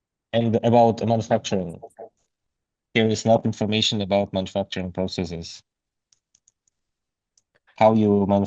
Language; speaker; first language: English; non-native, learner; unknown